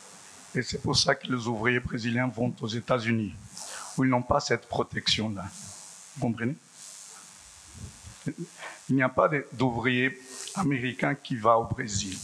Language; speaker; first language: French; non-native, fluent; Portuguese